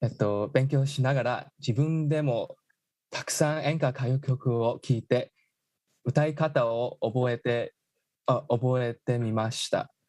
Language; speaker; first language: Japanese; non-native, learner; English